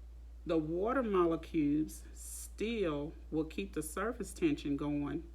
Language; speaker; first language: English; native; English